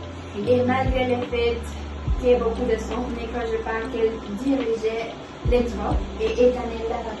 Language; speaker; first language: French; non-native, learner; Spanish